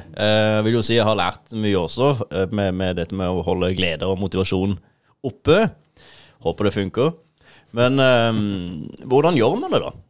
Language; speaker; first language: Norwegian; native; Norwegian